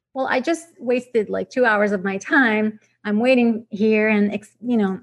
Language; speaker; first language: English; non-native, fluent; Arabic